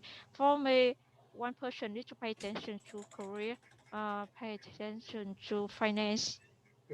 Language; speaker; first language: English; non-native, learner; Vietnamese